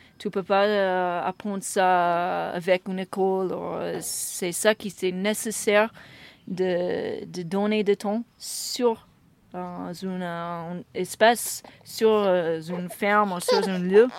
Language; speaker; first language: French; non-native, fluent; English